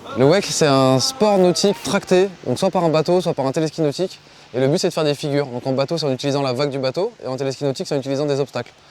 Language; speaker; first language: French; native; French